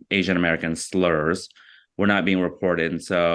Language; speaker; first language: English; early bilingual, other home language; Vietnamese